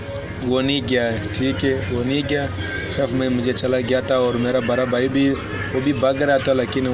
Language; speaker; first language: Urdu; non-native, learner; Swahili